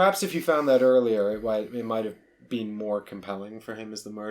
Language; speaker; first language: English; native; English